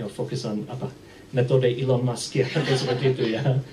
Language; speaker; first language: Indonesian; early bilingual, heritage; English